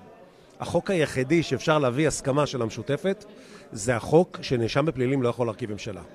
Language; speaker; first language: Hebrew; native; Hebrew